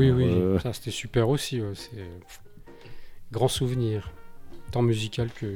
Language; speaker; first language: French; native; French